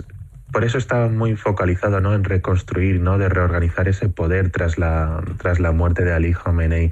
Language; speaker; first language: Spanish; native; Spanish